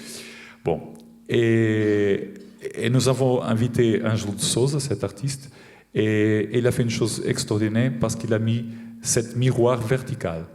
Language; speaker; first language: French; non-native, fluent; Portuguese